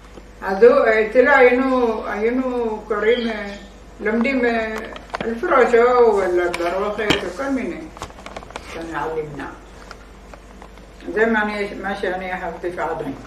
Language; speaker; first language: Hebrew; non-native, fluent; Arabic